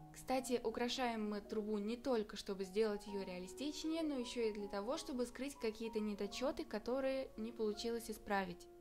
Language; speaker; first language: Russian; native; Russian